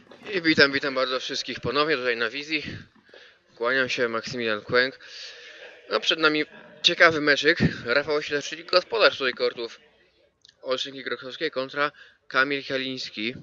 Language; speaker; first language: Polish; native; Polish